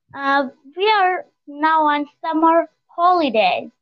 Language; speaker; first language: English; non-native, local second language; Pashto